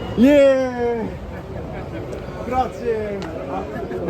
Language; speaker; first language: Italian; non-native, learner; Korean